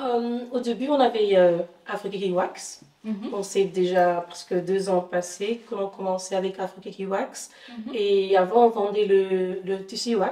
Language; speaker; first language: French; non-native, fluent; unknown